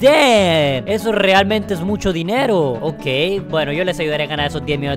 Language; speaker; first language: Spanish; native; Spanish